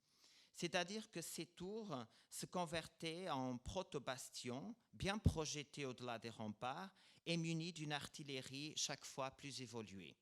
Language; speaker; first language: French; non-native, fluent; Portuguese